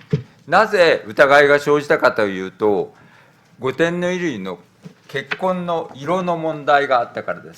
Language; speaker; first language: Japanese; native; Japanese